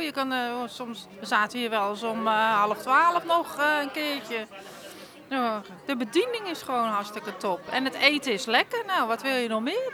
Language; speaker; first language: Dutch; native; Dutch